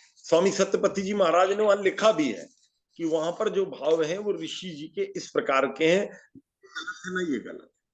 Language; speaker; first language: Hindi; native; Hindi